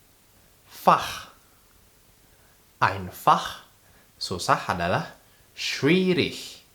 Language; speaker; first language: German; non-native, fluent; Indonesian